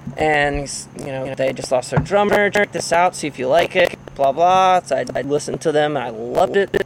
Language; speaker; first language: English; native; English